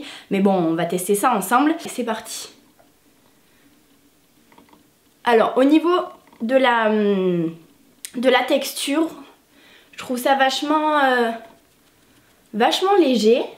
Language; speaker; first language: French; native; French